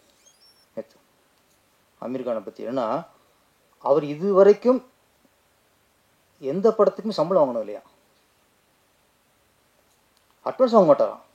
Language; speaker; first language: Tamil; native; Tamil